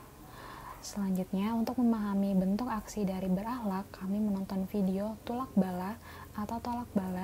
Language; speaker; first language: Indonesian; native; Indonesian